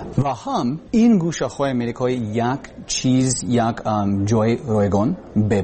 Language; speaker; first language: Persian; non-native, learner; English